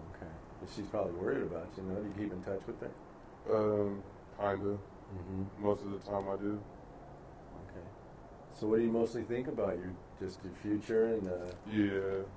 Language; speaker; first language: English; native; English